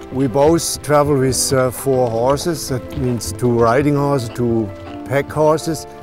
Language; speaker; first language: English; non-native, fluent; German